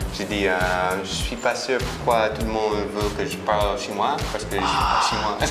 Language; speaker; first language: French; non-native, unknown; English